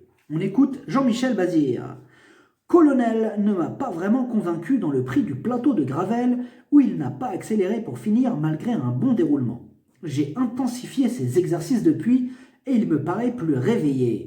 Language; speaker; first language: French; native; French